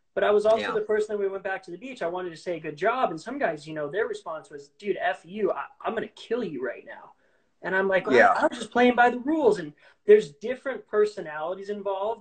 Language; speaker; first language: English; native; English